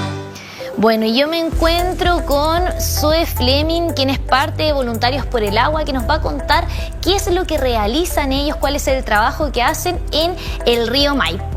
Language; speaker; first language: Spanish; native; Spanish